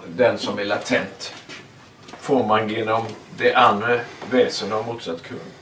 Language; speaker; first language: Swedish; non-native, learner; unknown